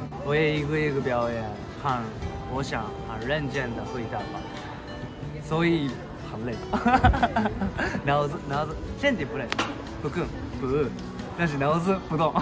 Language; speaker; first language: Chinese; non-native, learner; Japanese